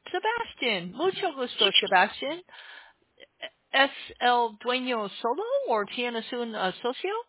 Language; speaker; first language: Spanish; non-native, learner; English